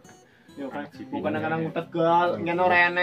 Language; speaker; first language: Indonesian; non-native, local second language; Javanese